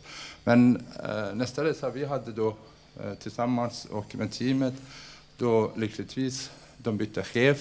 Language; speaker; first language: Swedish; non-native, fluent; Persian